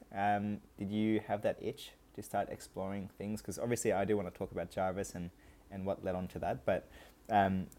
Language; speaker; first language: English; early bilingual, other home language; Hindi